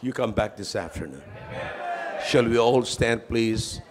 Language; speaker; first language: English; non-native, local second language; Filipino